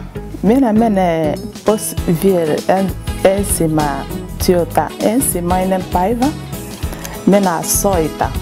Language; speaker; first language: Finnish; non-native, learner; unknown